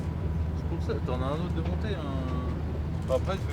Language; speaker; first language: French; native; French